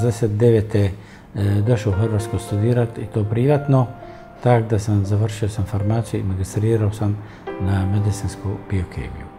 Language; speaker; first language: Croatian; non-native, fluent; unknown